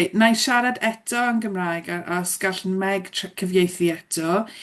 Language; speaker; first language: Welsh; non-native, fluent; English